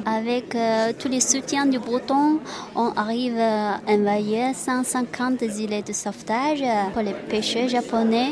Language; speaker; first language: French; non-native, learner; Japanese